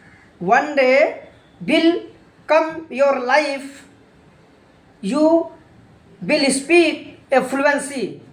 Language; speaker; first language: English; non-native, learner; Hindi